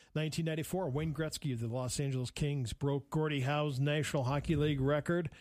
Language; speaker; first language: English; native; English